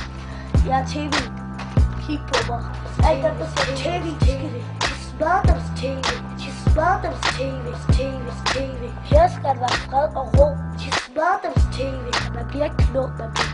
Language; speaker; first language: Danish; early bilingual, other home language; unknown